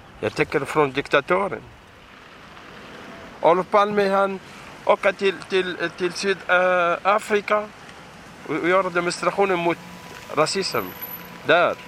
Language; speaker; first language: Swedish; non-native, learner; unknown